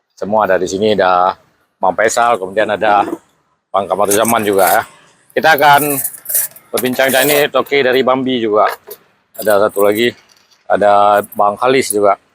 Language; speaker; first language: Malay; non-native, local second language; Achinese